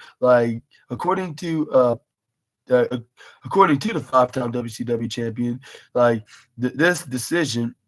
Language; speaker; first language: English; native; English